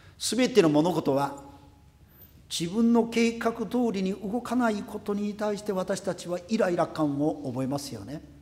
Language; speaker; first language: Japanese; non-native, fluent; Korean